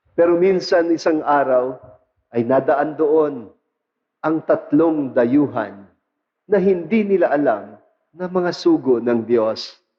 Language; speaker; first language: Filipino; non-native, local second language; Pampanga